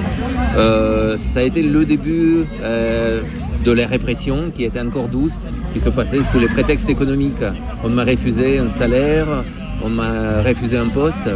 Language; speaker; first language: French; non-native, fluent; Russian